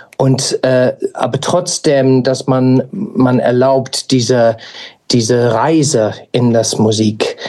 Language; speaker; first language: German; non-native, fluent; English